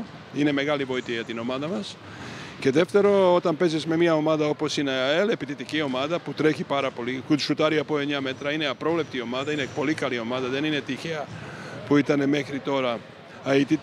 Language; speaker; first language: Greek; non-native, fluent; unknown